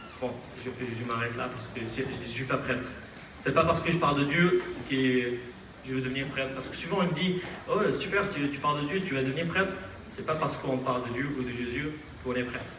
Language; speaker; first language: French; non-native, fluent; Aramaic